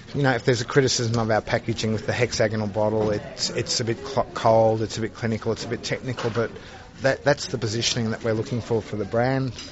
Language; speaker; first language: English; native; English